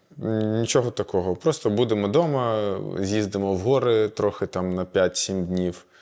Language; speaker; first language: Ukrainian; non-native, local second language; Russian